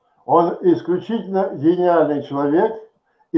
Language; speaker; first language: Russian; native; Russian